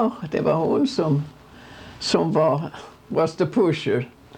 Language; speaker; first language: English; non-native, fluent; Swedish